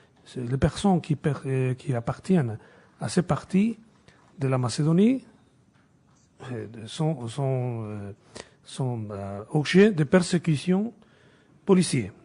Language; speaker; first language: French; non-native, fluent; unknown